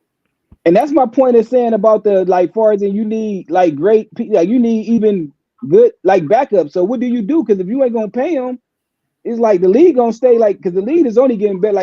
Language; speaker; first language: English; native; English